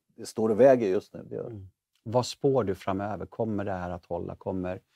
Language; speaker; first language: Swedish; native; Swedish